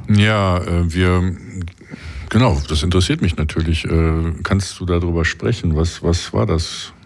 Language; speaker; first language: German; native; German